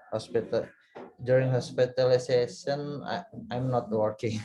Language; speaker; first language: English; non-native, learner; Indonesian